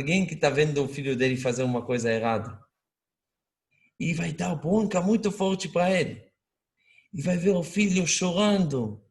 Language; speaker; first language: Portuguese; non-native, fluent; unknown